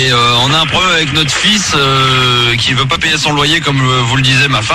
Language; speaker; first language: French; native; French